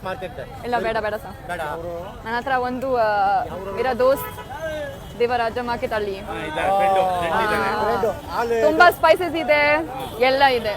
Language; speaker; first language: Kannada; non-native, learner; German